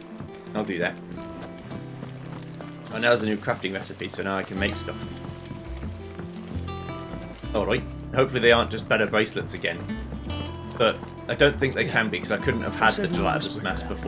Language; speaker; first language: English; native; English